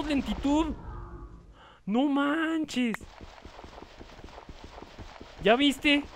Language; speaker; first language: Spanish; native; Spanish